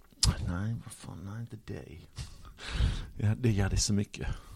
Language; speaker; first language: Swedish; non-native, fluent; English